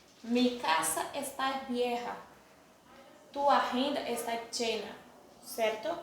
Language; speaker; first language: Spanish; non-native, fluent; Portuguese